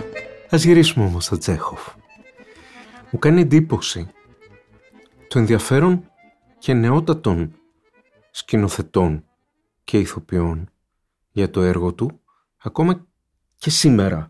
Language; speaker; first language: Greek; native; Greek